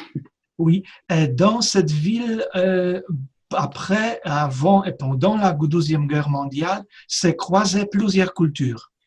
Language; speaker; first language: French; non-native, fluent; Polish